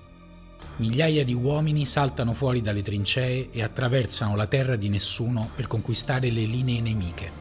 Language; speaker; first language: Italian; native; Italian